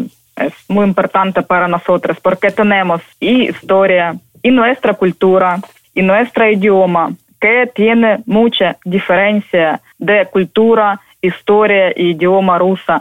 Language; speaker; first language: Spanish; non-native, learner; Ukrainian